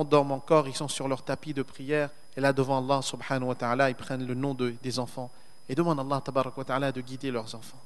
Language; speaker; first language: French; native; French